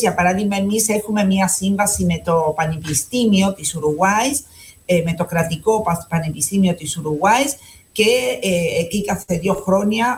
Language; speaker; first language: Greek; non-native, fluent; Spanish